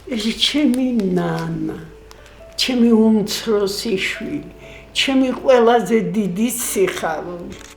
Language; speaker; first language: Georgian; native; Georgian